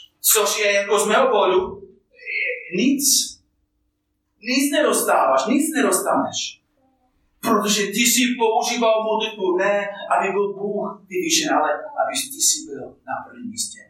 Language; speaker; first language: Czech; non-native, fluent; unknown